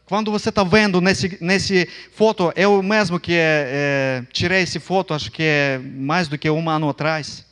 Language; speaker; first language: Portuguese; non-native, fluent; Ukrainian